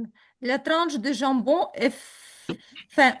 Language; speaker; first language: French; non-native, learner; Ukrainian